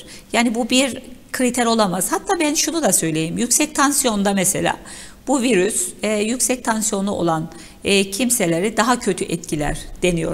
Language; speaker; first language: Turkish; native; Turkish